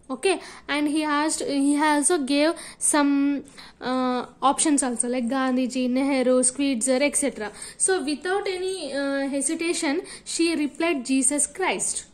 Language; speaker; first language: English; non-native, local second language; Telugu